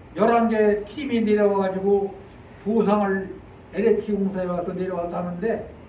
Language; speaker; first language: Korean; native; Korean